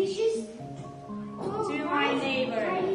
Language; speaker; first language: English; non-native, fluent; Uzbek